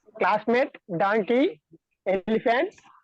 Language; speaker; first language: English; non-native, learner; Kannada